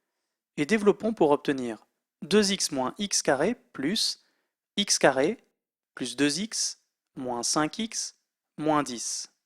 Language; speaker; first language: French; native; French